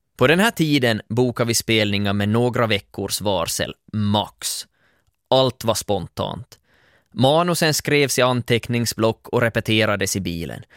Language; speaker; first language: Swedish; native; Swedish